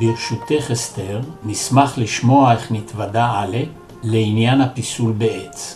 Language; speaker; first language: Hebrew; native; Hebrew